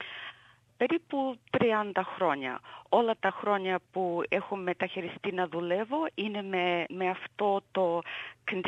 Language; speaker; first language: Greek; early bilingual, heritage; Greek